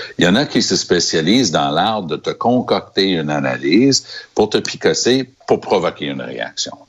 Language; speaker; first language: French; native; French